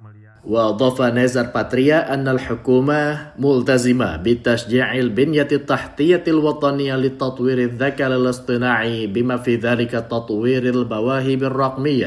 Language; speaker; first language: Arabic; non-native, fluent; Indonesian